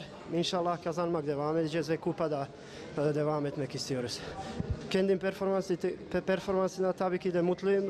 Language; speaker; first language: Turkish; non-native, learner; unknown